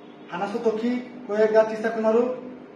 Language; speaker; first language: Japanese; non-native, learner; Bangla